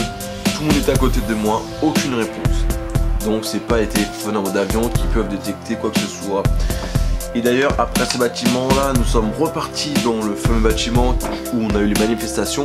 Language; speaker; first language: French; native; French